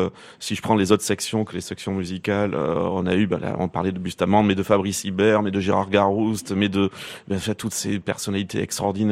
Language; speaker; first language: French; native; French